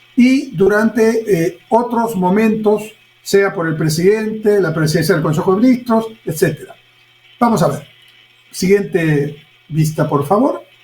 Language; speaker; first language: Spanish; native; Spanish